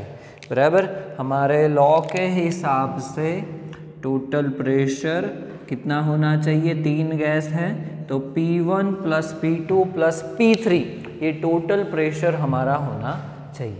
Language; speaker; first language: Hindi; non-native, local second language; Gujarati